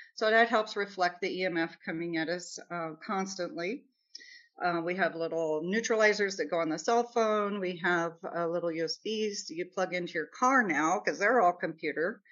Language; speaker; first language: English; native; English